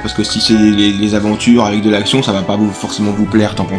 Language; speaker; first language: French; native; French